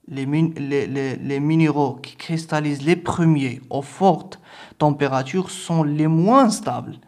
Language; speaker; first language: French; non-native, local second language; Arabic